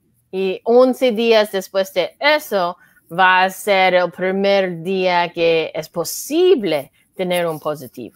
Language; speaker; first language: Spanish; non-native, learner; English